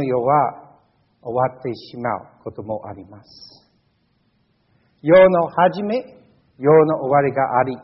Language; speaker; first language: Japanese; non-native, fluent; English